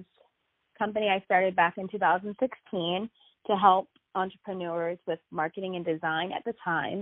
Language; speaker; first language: English; native; English